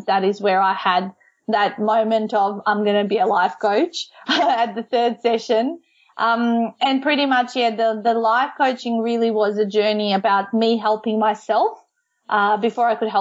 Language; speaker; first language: English; non-native, fluent; Macedonian